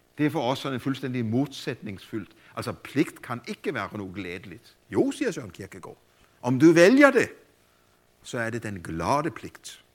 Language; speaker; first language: Danish; native; Danish